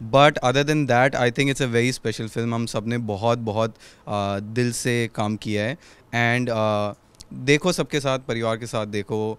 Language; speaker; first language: Hindi; native; Hindi